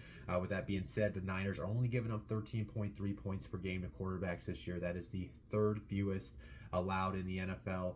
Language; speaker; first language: English; native; English